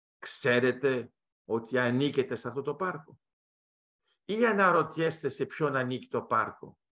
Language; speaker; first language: Greek; early bilingual, heritage; Greek